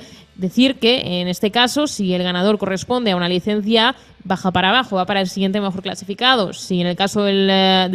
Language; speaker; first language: Spanish; native; Spanish